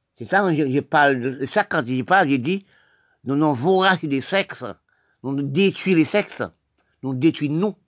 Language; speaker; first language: French; non-native, local second language; Haitian Creole